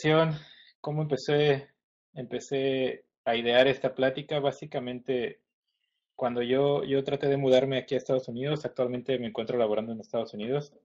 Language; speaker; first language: Spanish; native; Spanish